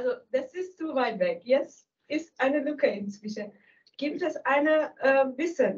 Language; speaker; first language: German; non-native, learner; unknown